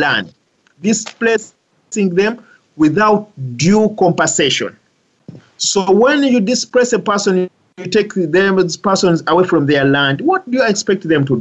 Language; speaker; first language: English; non-native, local second language; Ganda